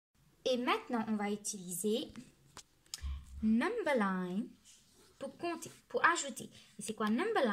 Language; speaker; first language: French; non-native, local second language; Morisyen